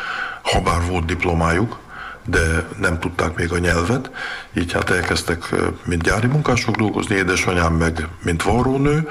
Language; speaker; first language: Hungarian; early bilingual, heritage; Hungarian